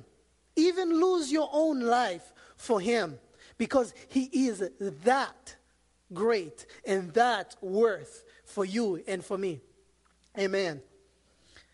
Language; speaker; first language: English; non-native, local second language; Kinyarwanda